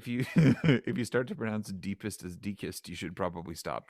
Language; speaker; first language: English; native; English